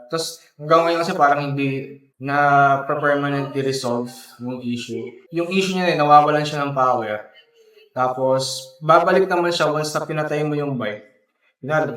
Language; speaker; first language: Filipino; native; Filipino